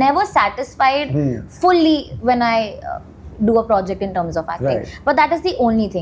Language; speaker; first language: English; non-native, local second language; Hindi